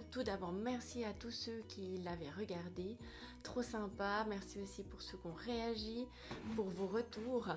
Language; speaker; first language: French; native; French